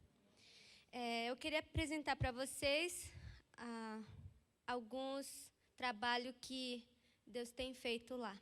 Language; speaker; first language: Portuguese; non-native, local second language; Ticuna